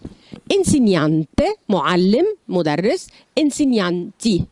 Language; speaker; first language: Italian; non-native, fluent; Arabic